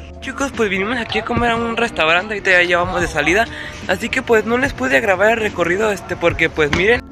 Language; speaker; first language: Spanish; early bilingual, heritage; Spanish